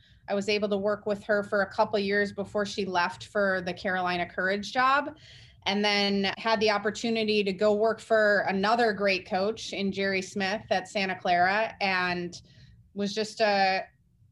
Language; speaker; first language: English; native; English